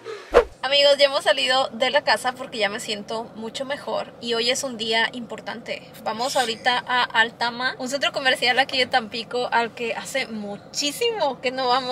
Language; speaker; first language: Spanish; native; Spanish